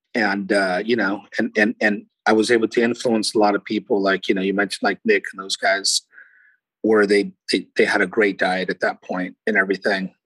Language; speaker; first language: English; early bilingual, other home language; Portuguese